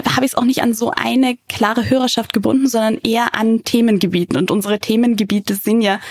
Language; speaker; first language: German; native; German